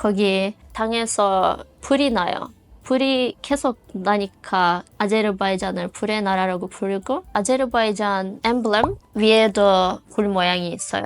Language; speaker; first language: Korean; non-native, fluent; Azerbaijani